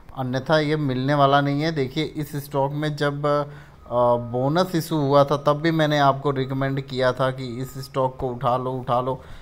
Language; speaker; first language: Hindi; native; Hindi